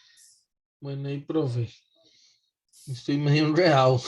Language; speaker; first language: Spanish; native; Spanish